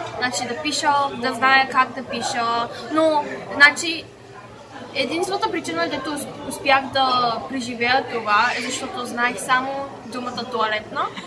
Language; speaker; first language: Bulgarian; early bilingual, other home language; Korean